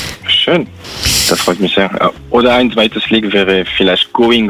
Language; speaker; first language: German; non-native, fluent; French